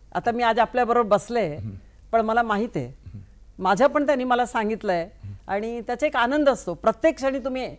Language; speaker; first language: Marathi; non-native, local second language; Hindi